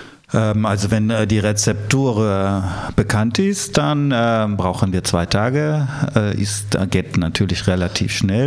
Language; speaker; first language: German; early bilingual, other home language; Italian